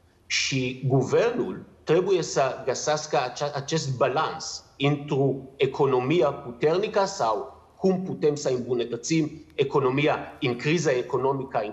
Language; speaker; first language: Romanian; non-native, learner; Hebrew